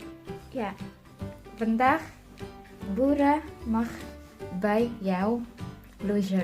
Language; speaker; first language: Dutch; non-native, learner; Filipino